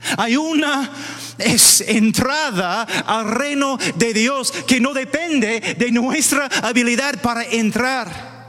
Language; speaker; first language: Spanish; non-native, fluent; English